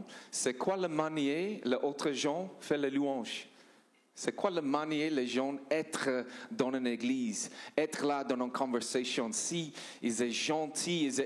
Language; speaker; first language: French; non-native, learner; English